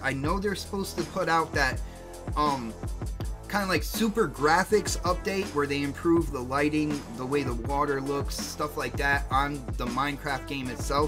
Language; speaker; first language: English; native; English